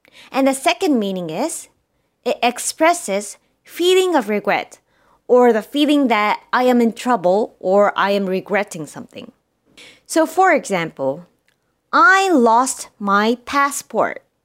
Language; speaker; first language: English; non-native, fluent; Japanese